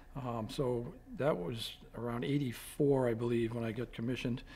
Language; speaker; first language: English; native; English